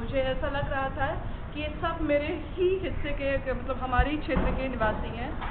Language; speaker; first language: Hindi; non-native, local second language; Maithili